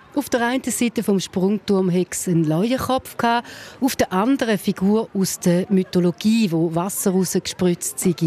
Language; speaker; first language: German; native; German